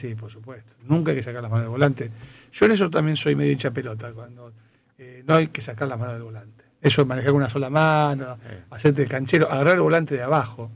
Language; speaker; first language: Spanish; native; Spanish